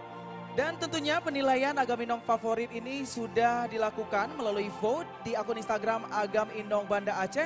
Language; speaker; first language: Indonesian; native; Indonesian